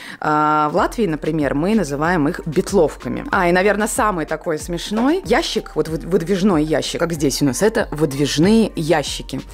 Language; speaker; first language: Russian; non-native, local second language; Latvian